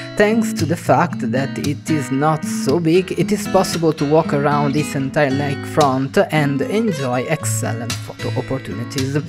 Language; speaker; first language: English; non-native, fluent; Italian